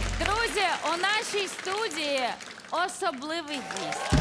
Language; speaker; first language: Ukrainian; native; Ukrainian